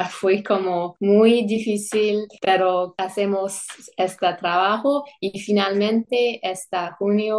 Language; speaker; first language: Spanish; non-native, fluent; English